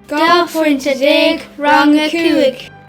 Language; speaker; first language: Irish; non-native, local second language; English